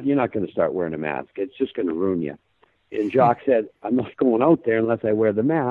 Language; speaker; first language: English; native; English